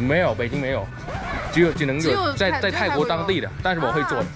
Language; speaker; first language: Chinese; non-native, fluent; Thai